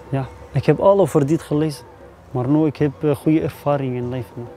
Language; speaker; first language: Dutch; non-native, learner; Kurdish